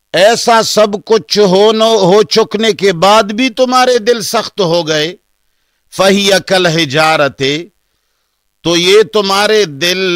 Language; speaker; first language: Urdu; non-native, local second language; Pashto